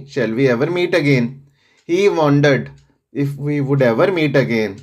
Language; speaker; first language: English; non-native, local second language; Punjabi